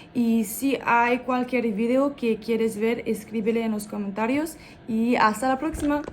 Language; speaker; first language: Spanish; non-native, learner; English